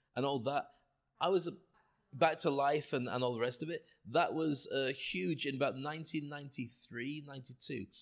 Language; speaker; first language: English; native; English